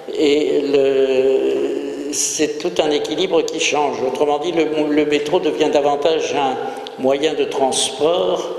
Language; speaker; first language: French; native; French